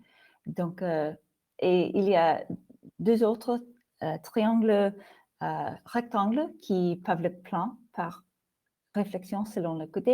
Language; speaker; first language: French; non-native, fluent; English